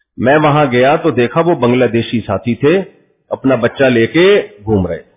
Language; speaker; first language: Urdu; native; Urdu